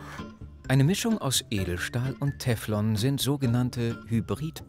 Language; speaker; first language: German; native; German